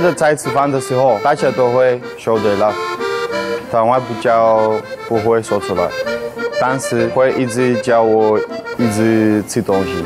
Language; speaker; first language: Chinese; non-native, learner; Russian